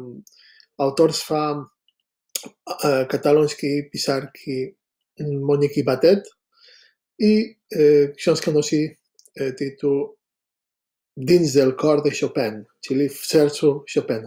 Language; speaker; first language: Polish; non-native, fluent; Catalan